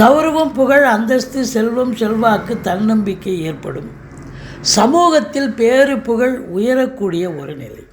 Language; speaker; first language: Tamil; native; Tamil